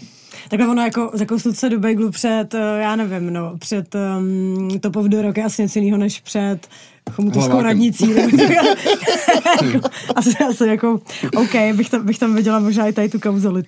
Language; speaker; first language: Czech; native; Czech